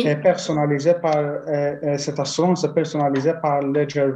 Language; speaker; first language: French; non-native, fluent; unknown